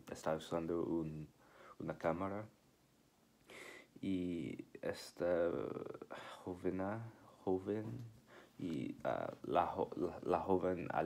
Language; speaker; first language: Spanish; non-native, learner; English